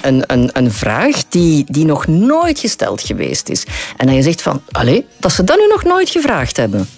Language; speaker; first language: Dutch; native; Dutch